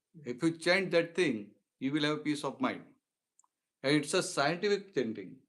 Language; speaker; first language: English; non-native, local second language; Gujarati